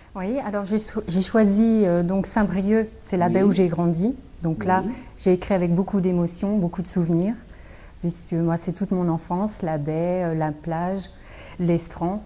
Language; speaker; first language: French; native; French